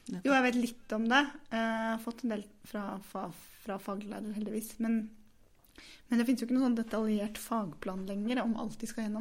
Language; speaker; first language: Norwegian; native; Norwegian